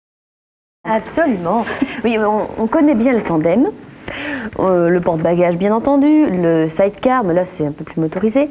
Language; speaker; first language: French; native; French